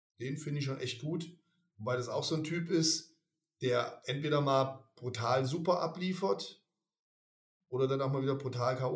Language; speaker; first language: German; native; German